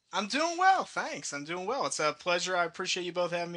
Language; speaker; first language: English; native; English